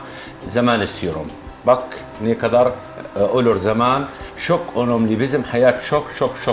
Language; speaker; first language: Turkish; non-native, learner; Arabic